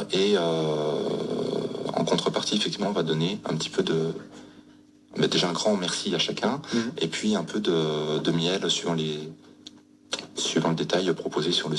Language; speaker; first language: French; native; French